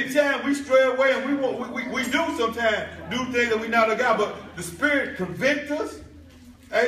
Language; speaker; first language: English; native; English